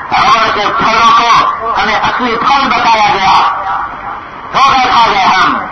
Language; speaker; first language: Urdu; native; Urdu